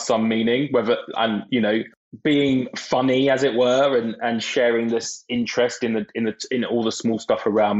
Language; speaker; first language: English; native; English